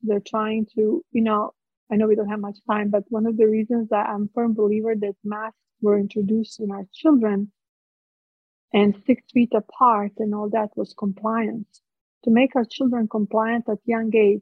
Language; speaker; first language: English; non-native, fluent; Croatian